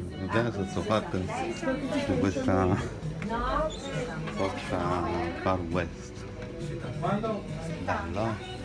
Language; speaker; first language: Italian; native; Italian